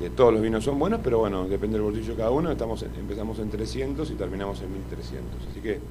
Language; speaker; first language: Spanish; native; Spanish